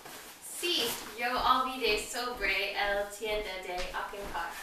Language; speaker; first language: Spanish; non-native, learner; English